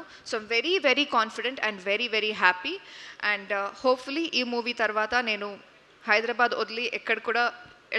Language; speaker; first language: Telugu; non-native, local second language; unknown